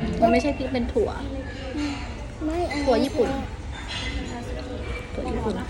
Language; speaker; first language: Thai; native; Thai